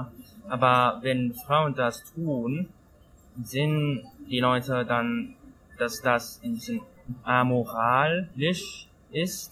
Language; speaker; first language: German; non-native, learner; Thai